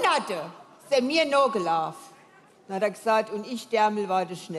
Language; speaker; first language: German; native; German